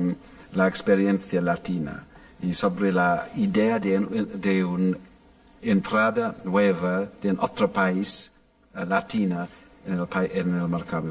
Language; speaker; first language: Spanish; non-native, fluent; English